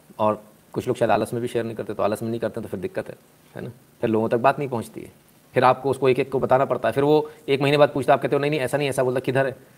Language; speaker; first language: Hindi; native; Hindi